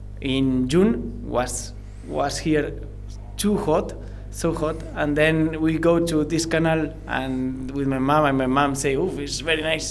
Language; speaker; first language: English; non-native, learner; Spanish